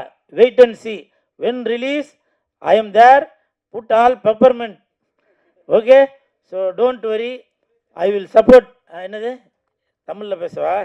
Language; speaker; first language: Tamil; native; Tamil